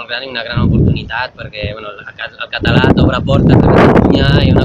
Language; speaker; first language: Catalan; non-native, fluent; Spanish